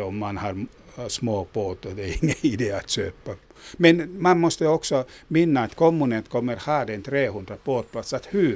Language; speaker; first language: Swedish; non-native, local second language; Finnish